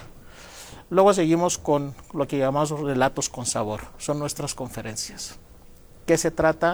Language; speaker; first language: Spanish; non-native, fluent; Greek